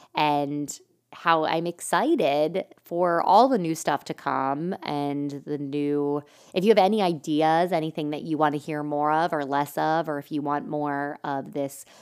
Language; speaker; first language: English; native; English